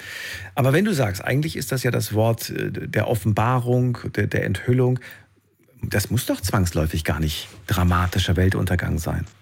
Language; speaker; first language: German; native; German